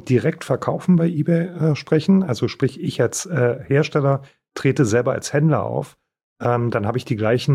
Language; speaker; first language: German; native; German